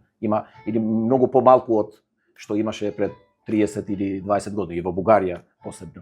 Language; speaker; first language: Macedonian; non-native, fluent; Albanian